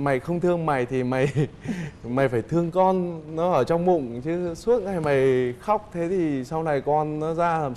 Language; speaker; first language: Vietnamese; native; Vietnamese